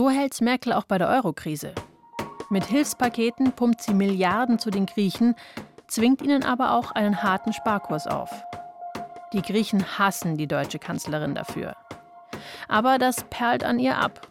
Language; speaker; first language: German; native; German